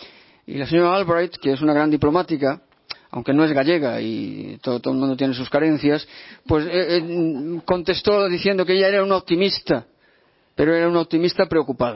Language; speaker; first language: Spanish; native; Spanish